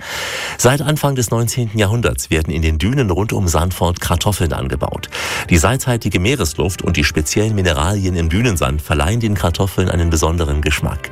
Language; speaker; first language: German; native; German